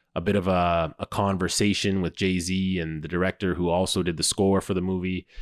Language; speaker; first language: English; native; English